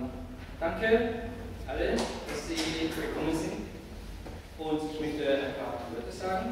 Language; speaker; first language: German; non-native, fluent; Chinese